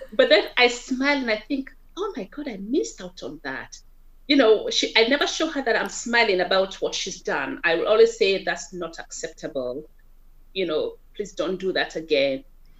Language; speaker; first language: English; non-native, local second language; Kikuyu